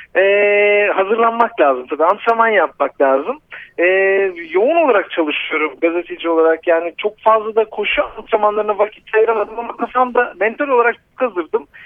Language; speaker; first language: Turkish; native; Turkish